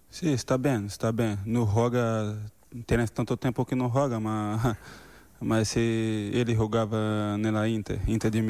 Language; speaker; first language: Spanish; non-native, learner; Portuguese